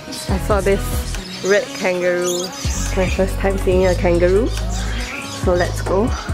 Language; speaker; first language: English; non-native, local second language; Chinese